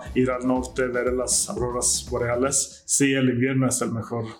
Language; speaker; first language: Spanish; non-native, fluent; Swedish